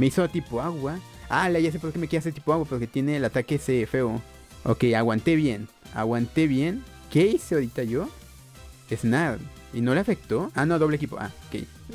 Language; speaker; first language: Spanish; native; Spanish